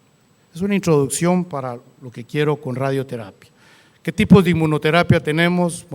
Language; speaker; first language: Spanish; native; Spanish